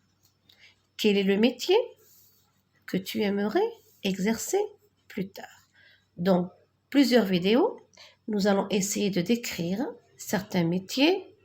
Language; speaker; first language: French; non-native, local second language; Arabic